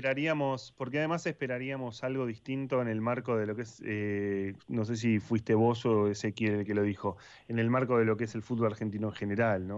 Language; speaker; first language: Spanish; native; Spanish